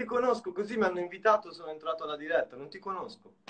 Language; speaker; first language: Italian; native; Italian